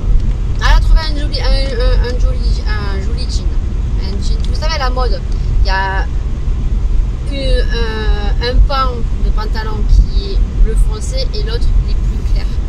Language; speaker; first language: French; native; French